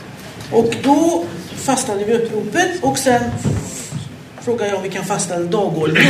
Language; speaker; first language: Swedish; native; Swedish